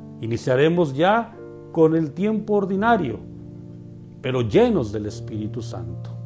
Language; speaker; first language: Spanish; native; Spanish